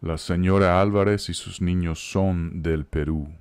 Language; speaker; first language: Spanish; non-native, fluent; English